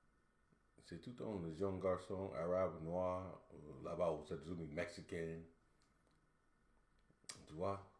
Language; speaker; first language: French; non-native, learner; English